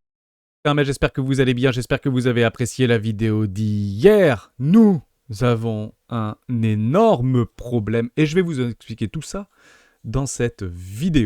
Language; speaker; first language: French; native; French